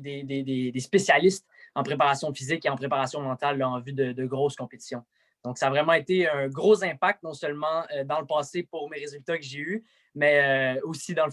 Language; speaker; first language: French; native; French